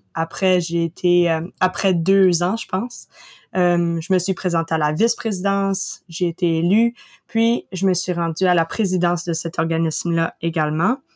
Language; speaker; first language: French; native; French